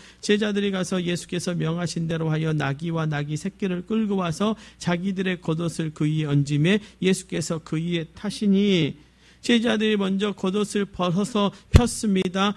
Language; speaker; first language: Korean; native; Korean